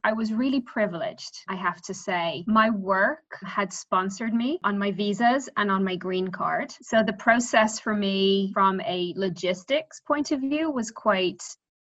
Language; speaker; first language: English; native; English